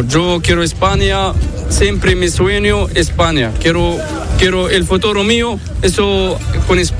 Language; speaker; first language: Spanish; non-native, learner; Arabic